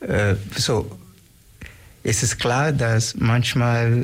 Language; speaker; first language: German; non-native, learner; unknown